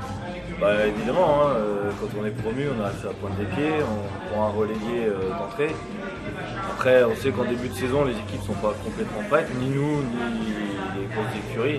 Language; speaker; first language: French; native; French